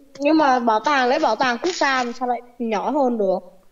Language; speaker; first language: Vietnamese; native; Vietnamese